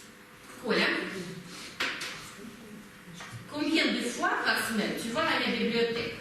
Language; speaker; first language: French; non-native, fluent; Russian